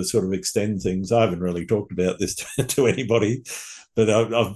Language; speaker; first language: English; native; English